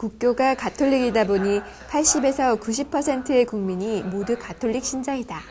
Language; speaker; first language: Korean; native; Korean